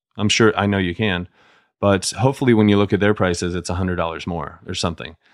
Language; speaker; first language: English; native; English